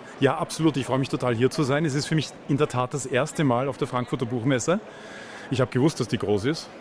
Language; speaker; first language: German; native; German